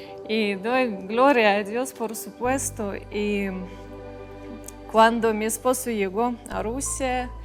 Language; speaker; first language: Spanish; non-native, fluent; Russian